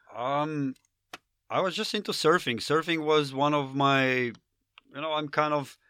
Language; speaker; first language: English; non-native, fluent; Slovenian